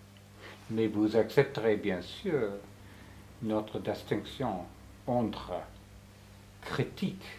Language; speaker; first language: French; non-native, fluent; English